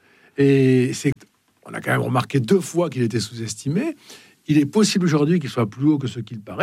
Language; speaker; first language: French; native; French